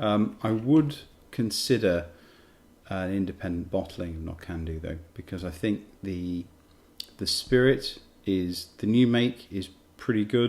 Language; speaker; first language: English; native; English